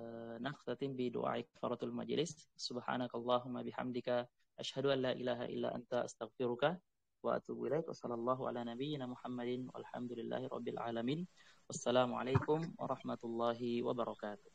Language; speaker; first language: Arabic; non-native, fluent; Indonesian